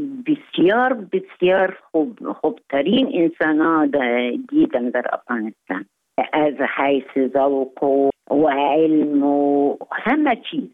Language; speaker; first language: Persian; non-native, fluent; Arabic